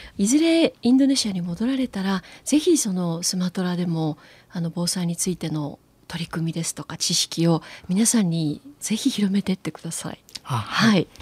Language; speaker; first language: Japanese; native; Japanese